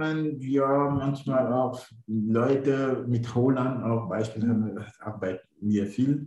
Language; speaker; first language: German; non-native, learner; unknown